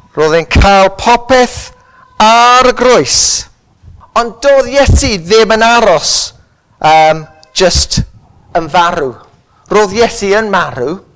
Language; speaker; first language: Welsh; non-native, local second language; English